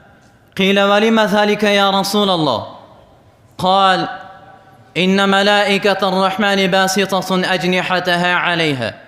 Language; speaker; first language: Arabic; non-native, fluent; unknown